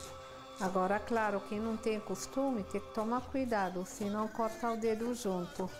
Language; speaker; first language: Portuguese; non-native, fluent; Arabic